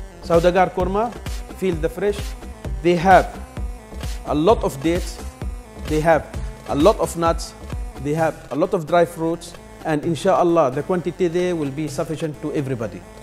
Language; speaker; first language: English; non-native, local second language; Malay